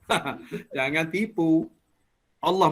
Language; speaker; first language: Malay; native; Malay